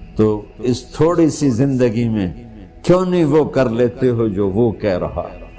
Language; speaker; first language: Urdu; non-native, local second language; Punjabi